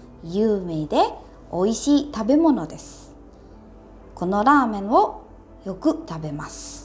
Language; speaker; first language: Japanese; non-native, fluent; Indonesian